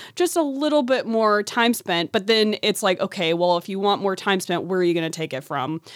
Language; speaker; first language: English; native; English